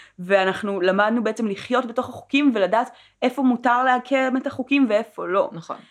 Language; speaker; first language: Hebrew; native; Hebrew